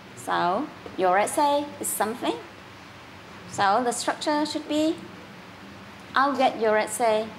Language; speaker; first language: English; non-native, fluent; Vietnamese